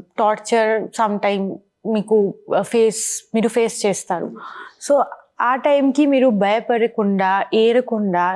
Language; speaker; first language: Telugu; non-native, learner; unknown